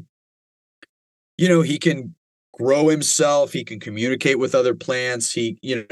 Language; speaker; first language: English; native; English